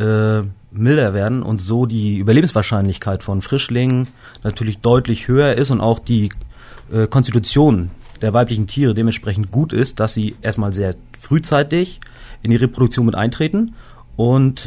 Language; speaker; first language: German; native; German